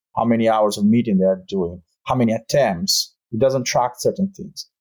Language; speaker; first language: English; non-native, fluent; Albanian